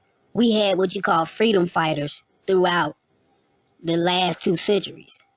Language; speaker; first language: English; native; English